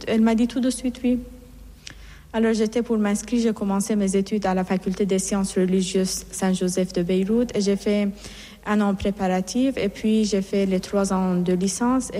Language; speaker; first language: French; non-native, fluent; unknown